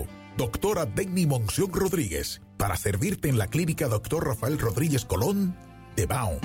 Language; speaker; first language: Spanish; native; Spanish